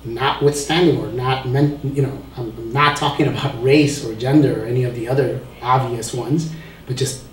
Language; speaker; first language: English; early bilingual, other home language; Spanish